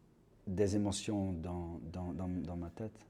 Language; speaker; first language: French; non-native, local second language; Dutch